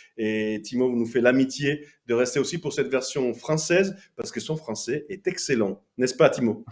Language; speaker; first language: French; native; French